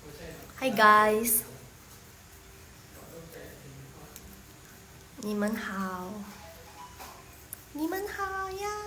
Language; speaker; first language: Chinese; non-native, fluent; Indonesian